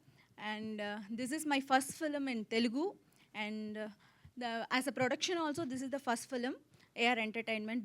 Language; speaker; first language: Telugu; non-native, learner; Tamil